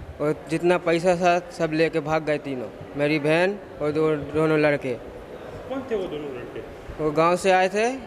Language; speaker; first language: Hindi; native; Hindi